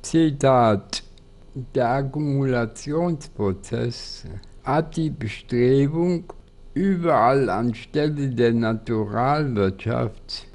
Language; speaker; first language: German; native; German